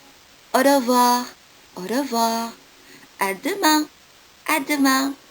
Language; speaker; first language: French; non-native, fluent; Indonesian